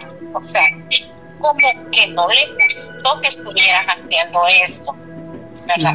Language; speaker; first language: Spanish; native; Spanish